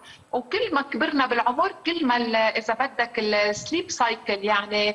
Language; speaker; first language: Arabic; native; Arabic